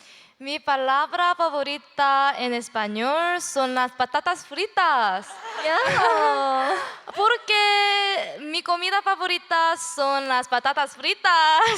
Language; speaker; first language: Spanish; non-native, learner; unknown